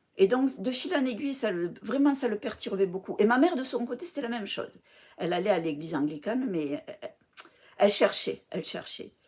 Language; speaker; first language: French; early bilingual, other home language; English